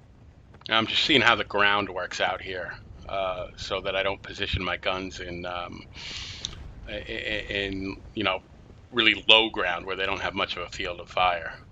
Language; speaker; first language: English; native; English